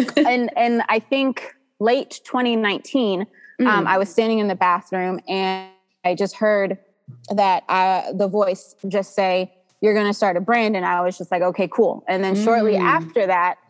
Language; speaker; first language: English; native; English